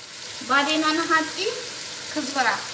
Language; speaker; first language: Arabic; non-native, learner; Amharic